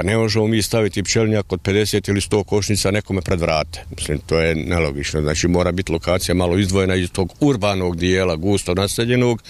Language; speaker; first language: Serbian; native; Serbian